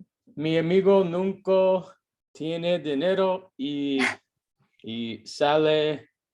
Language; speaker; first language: Spanish; non-native, learner; English